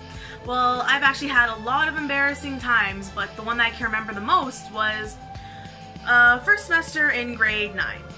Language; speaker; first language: English; native; English